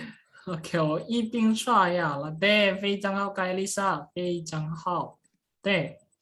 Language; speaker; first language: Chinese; non-native, fluent; Indonesian